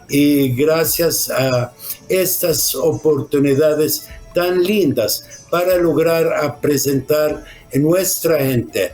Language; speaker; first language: Spanish; non-native, fluent; Arabic